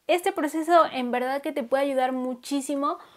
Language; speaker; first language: Spanish; native; Spanish